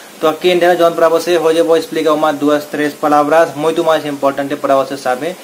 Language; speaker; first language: Spanish; non-native, learner; Hindi